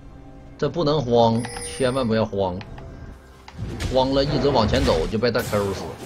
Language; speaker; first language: Chinese; native; Chinese